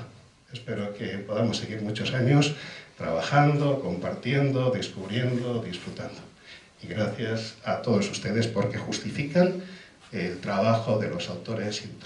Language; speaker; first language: Spanish; native; Spanish